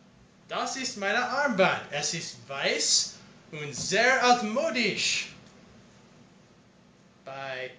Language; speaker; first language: German; non-native, learner; English